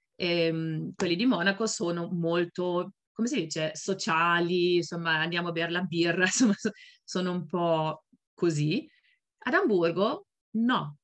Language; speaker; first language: Italian; non-native, fluent; German